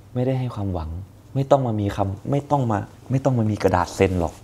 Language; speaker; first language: Thai; native; Thai